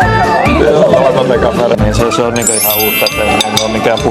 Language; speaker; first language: Finnish; native; Finnish